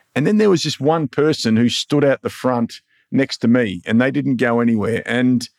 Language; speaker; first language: English; native; English